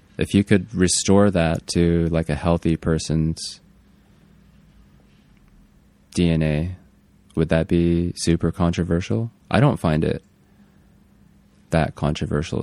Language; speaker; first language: English; native; English